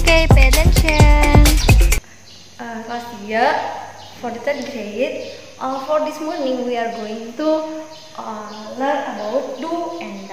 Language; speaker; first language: English; non-native, learner; Indonesian